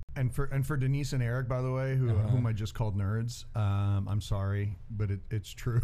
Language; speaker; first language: English; early bilingual, other home language; Spanish